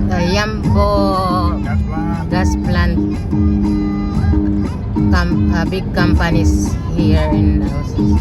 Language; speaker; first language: English; non-native, learner; Filipino